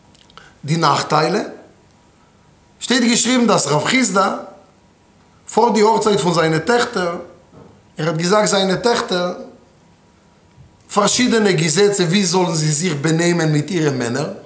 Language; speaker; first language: German; non-native, fluent; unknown